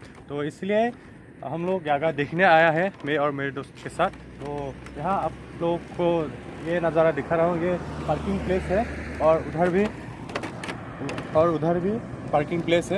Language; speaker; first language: Hindi; non-native, local second language; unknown